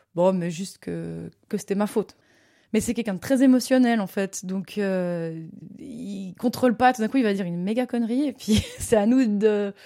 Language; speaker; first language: French; native; French